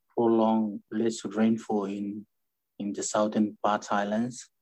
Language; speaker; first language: English; non-native, fluent; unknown